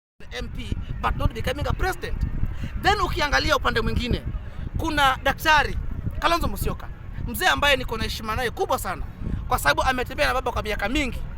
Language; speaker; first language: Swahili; non-native, local second language; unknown